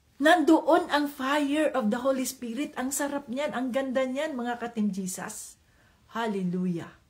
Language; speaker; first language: Filipino; non-native, local second language; Cebuano